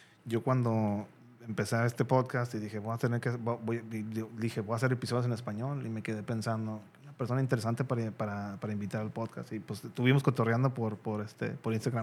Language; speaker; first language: Spanish; native; Spanish